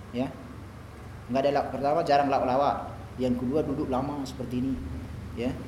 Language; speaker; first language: Indonesian; native; Indonesian